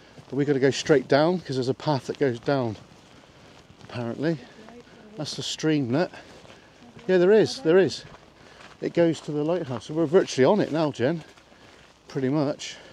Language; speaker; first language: English; native; English